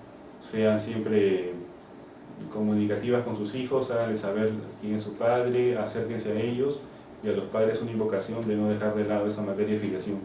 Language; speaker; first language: Spanish; native; Spanish